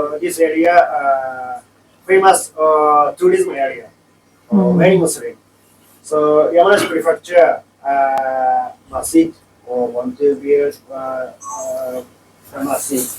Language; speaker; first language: English; non-native, learner; Japanese